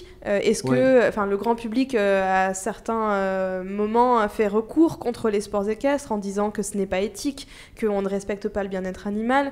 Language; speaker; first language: French; native; French